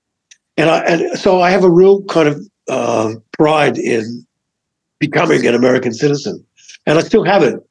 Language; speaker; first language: English; native; English